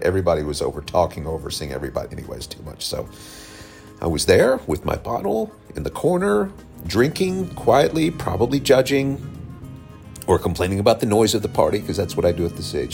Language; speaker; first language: English; native; English